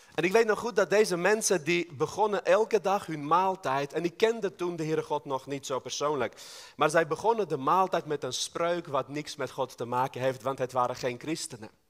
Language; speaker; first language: Dutch; non-native, fluent; Armenian